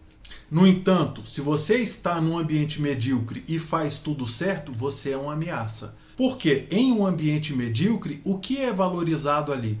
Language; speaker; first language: Portuguese; native; Portuguese